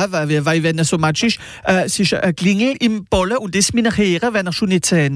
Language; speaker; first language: German; non-native, local second language; Swiss German